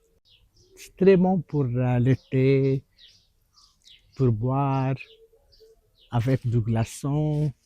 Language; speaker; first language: French; non-native, local second language; Arabic